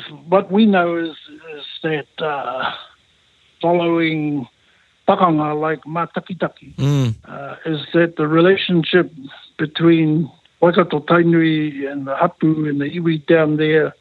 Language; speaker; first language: English; native; English